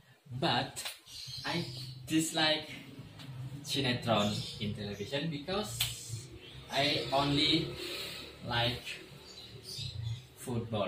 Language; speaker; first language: English; non-native, learner; Indonesian